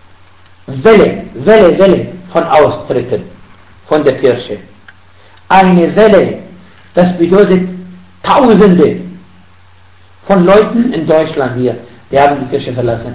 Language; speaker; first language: German; non-native, fluent; Arabic